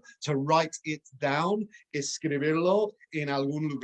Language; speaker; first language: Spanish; non-native, fluent; English